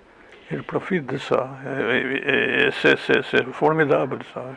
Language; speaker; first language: French; non-native, fluent; Albanian